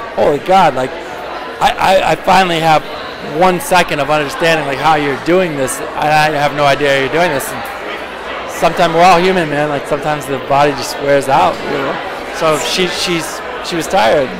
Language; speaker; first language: English; native; English